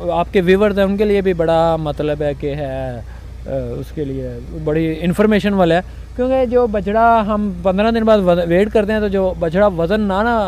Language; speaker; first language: Urdu; non-native, local second language; Punjabi